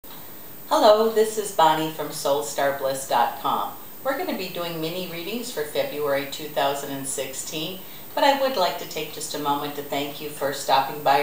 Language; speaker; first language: English; native; English